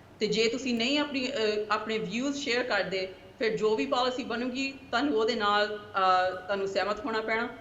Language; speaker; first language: Punjabi; early bilingual, heritage; Punjabi